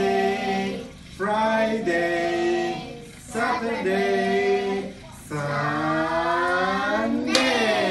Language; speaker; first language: English; non-native, learner; Indonesian